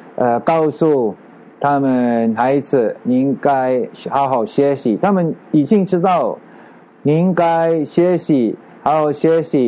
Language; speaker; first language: Chinese; non-native, learner; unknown